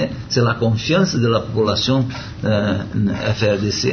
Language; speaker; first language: French; non-native, learner; Portuguese